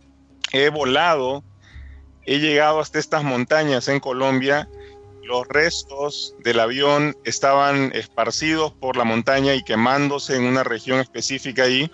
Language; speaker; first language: Spanish; native; Spanish